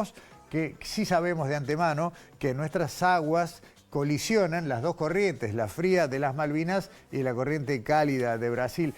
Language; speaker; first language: Spanish; native; Spanish